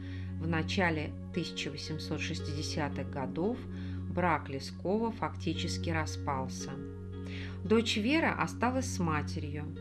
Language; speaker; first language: Russian; native; Russian